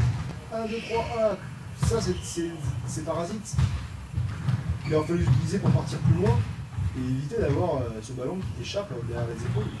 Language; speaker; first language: French; native; French